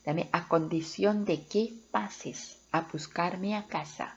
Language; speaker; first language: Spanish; non-native, fluent; Korean